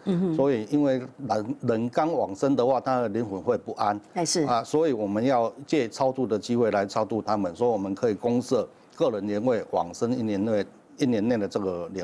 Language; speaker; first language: Chinese; native; Chinese